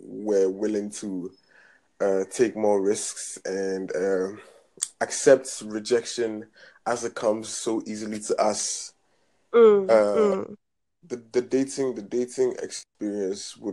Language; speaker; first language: English; non-native, local second language; Akan